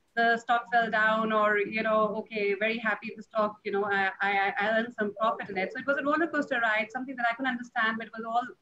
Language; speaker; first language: English; non-native, local second language; Punjabi